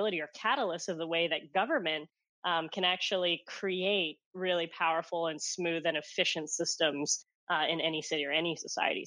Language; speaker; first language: English; non-native, local second language; Cantonese